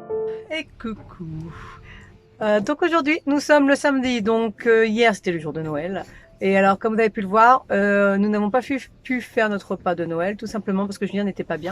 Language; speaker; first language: French; native; French